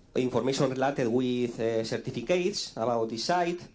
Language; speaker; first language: English; non-native, fluent; Spanish